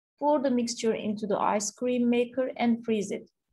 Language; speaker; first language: English; non-native, fluent; Turkish